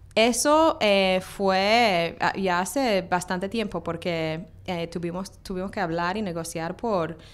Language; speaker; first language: Spanish; non-native, fluent; English